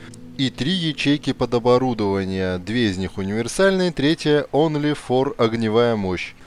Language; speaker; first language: Russian; native; Russian